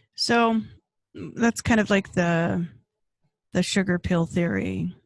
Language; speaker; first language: English; native; English